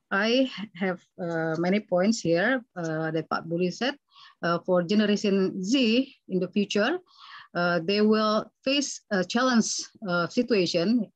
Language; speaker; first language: English; non-native, fluent; Indonesian